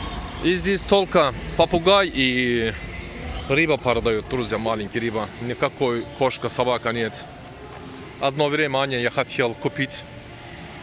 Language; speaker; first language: Russian; non-native, learner; Turkish